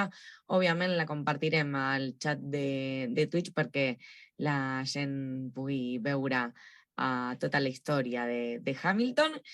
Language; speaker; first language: Catalan; non-native, local second language; Spanish